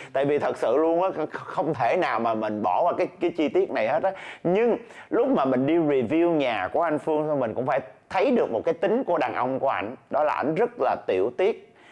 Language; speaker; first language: Vietnamese; native; Vietnamese